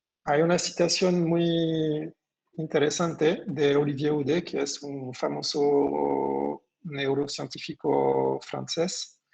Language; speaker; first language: Spanish; non-native, fluent; French